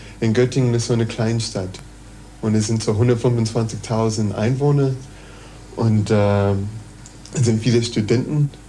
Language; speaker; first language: German; non-native, fluent; English